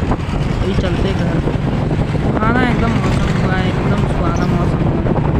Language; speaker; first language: Hindi; native; Hindi